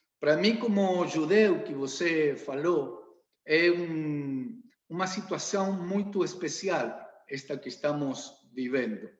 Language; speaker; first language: Portuguese; non-native, learner; Spanish